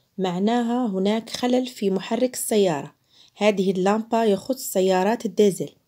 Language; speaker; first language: Arabic; non-native, local second language; Central Kurdish